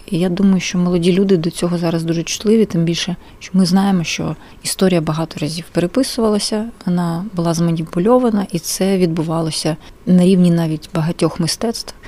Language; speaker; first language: Ukrainian; non-native, local second language; Russian